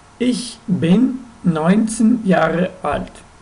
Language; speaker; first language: German; non-native, fluent; Ukrainian